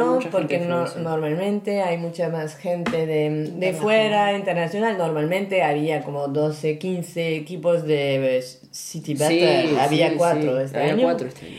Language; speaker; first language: Spanish; non-native, learner; French